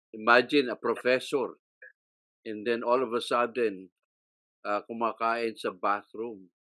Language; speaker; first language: Filipino; native; Filipino